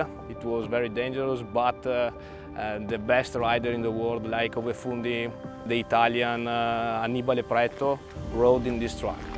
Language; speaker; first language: English; non-native, learner; Italian